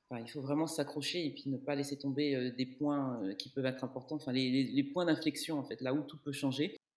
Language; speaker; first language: French; native; French